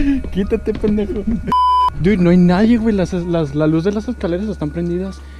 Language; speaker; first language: Spanish; early bilingual, other home language; English